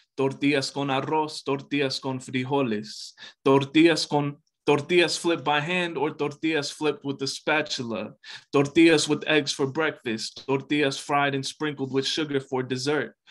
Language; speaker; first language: English; early bilingual, other home language; Spanish